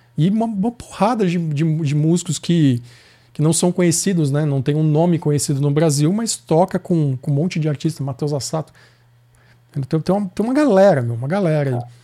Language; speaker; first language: Portuguese; native; Portuguese